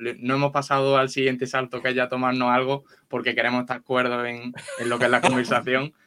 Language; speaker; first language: Spanish; native; Spanish